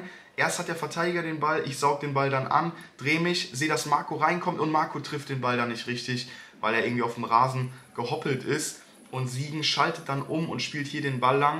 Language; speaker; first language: German; native; German